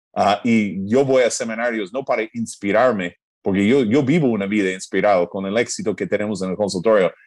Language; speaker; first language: Spanish; non-native, fluent; English